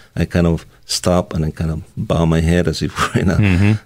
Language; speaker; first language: English; non-native, fluent; Spanish